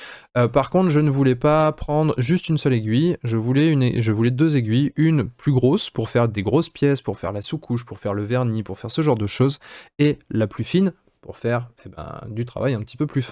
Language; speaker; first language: French; native; French